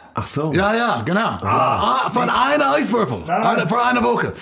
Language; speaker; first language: German; non-native, fluent; English